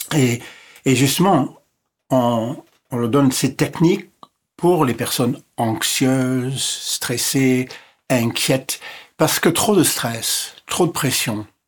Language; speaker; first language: French; non-native, local second language; English